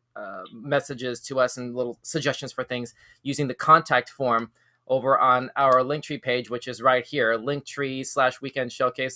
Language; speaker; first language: English; native; English